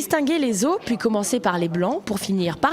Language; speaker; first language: French; native; French